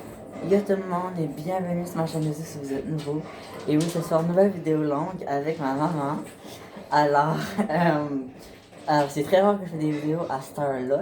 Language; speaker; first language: French; native; French